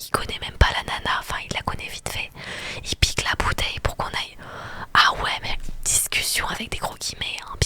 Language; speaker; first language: French; native; French